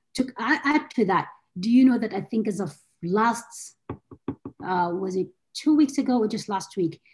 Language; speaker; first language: English; non-native, local second language; Hausa